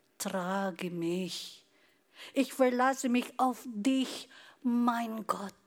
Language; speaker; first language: German; non-native, fluent; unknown